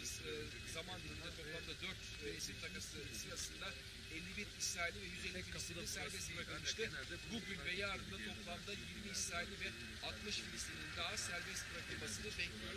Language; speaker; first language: Turkish; native; Turkish